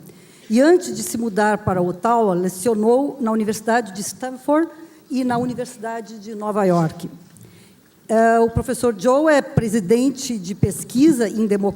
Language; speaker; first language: Portuguese; native; Portuguese